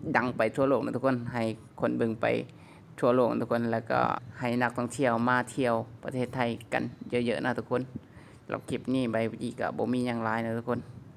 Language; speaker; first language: Thai; native; Thai